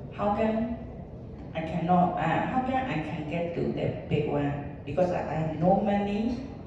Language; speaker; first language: English; non-native, learner; Burmese